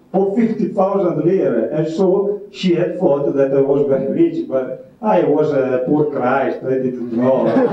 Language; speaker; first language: English; non-native, fluent; Italian